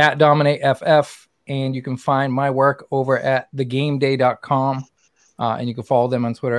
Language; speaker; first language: English; native; English